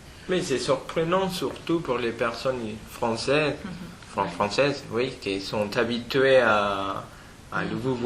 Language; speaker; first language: French; non-native, fluent; Spanish